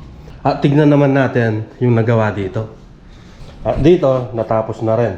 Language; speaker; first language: Filipino; native; Filipino